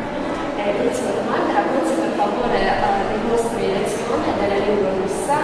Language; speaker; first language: Italian; non-native, learner; Russian